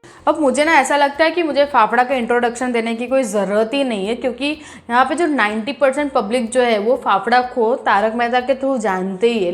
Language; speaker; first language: Hindi; non-native, local second language; Gujarati